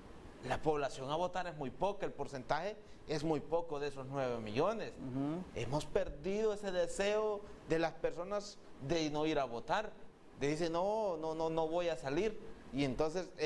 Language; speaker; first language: Spanish; native; Spanish